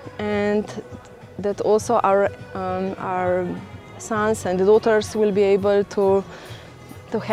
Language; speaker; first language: English; non-native, fluent; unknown